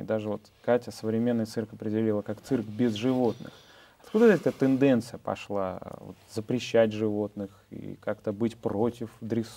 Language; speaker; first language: Russian; native; Russian